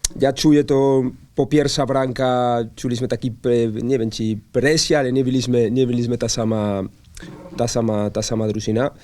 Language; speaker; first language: Polish; non-native, learner; Spanish